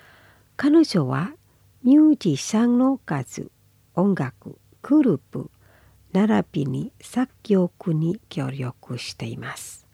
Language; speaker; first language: Japanese; non-native, fluent; Indonesian